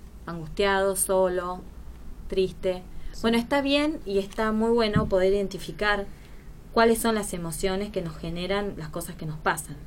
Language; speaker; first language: Spanish; native; Spanish